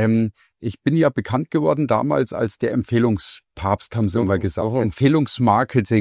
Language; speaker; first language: German; native; German